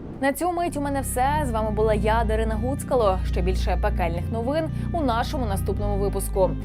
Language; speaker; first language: Ukrainian; native; Ukrainian